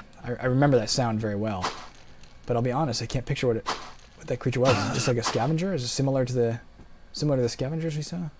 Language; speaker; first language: English; native; English